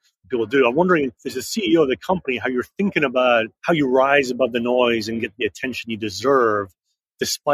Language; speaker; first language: English; native; English